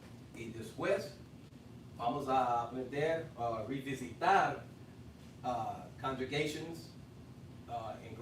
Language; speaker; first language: Spanish; non-native, fluent; English